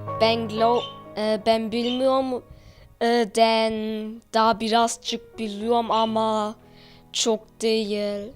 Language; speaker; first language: Turkish; early bilingual, heritage; Turkish